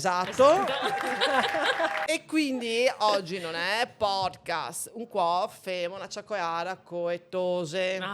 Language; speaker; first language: Italian; native; Italian